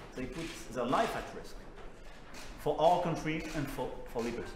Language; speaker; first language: English; non-native, fluent; French